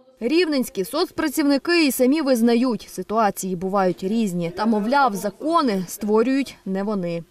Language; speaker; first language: Ukrainian; native; Ukrainian